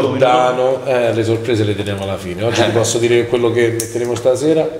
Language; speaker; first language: Italian; native; Italian